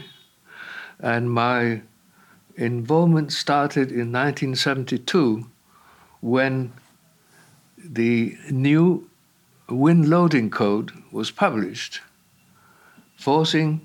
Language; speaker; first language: English; non-native, local second language; Cantonese